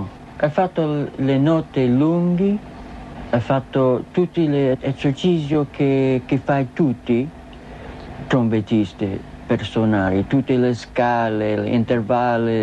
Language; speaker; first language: Italian; non-native, learner; English